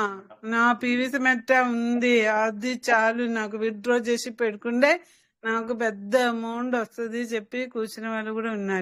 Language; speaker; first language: Telugu; non-native, local second language; Hindi